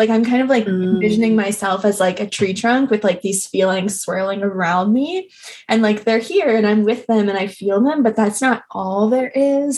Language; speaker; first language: English; native; English